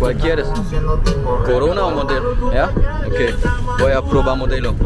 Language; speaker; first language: Spanish; non-native, learner; German